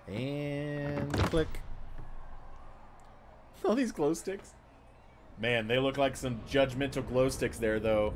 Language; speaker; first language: English; native; English